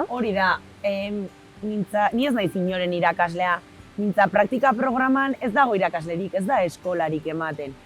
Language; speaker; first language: Basque; native; Basque